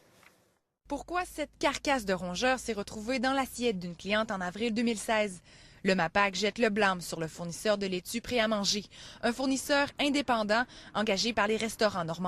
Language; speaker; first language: French; native; French